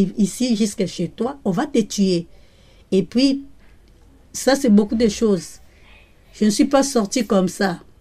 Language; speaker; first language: French; non-native, local second language; Lingala